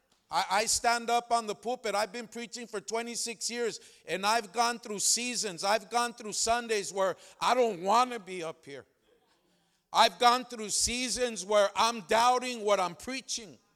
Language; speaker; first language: English; early bilingual, other home language; Spanish